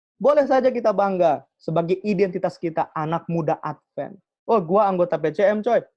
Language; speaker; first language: Indonesian; non-native, local second language; Javanese